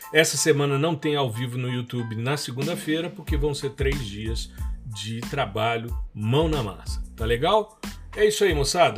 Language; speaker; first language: Portuguese; native; Portuguese